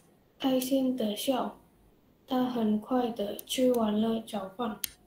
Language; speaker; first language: Chinese; non-native, learner; Indonesian